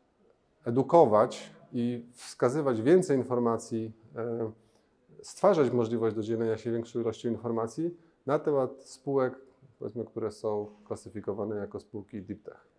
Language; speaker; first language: Polish; native; Polish